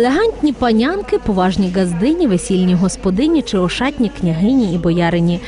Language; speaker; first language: Ukrainian; native; Ukrainian